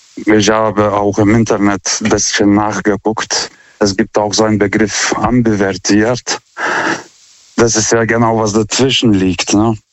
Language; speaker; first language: German; non-native, fluent; Lithuanian